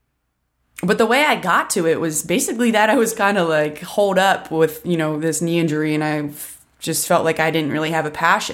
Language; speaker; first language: English; native; English